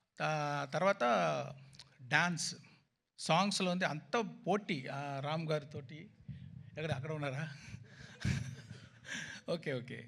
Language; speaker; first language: Telugu; non-native, fluent; Tamil